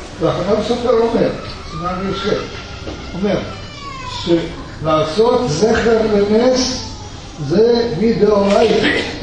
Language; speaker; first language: Hebrew; early bilingual, other home language; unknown